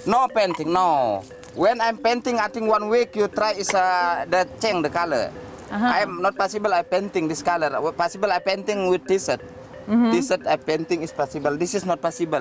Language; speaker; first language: English; non-native, learner; Indonesian